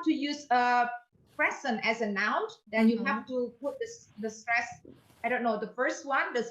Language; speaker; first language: English; non-native, fluent; Indonesian